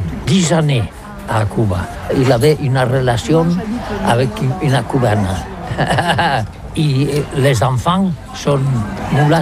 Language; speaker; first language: French; non-native, learner; Catalan